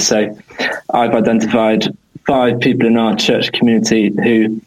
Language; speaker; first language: English; native; English